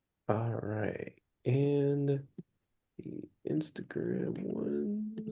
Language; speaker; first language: English; native; English